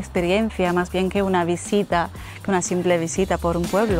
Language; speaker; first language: Spanish; native; Spanish